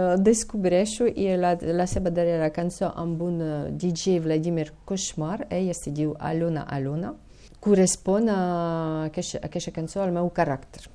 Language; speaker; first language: Catalan; non-native, fluent; Ukrainian